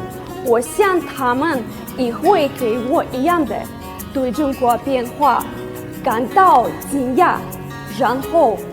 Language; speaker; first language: Chinese; non-native, fluent; Russian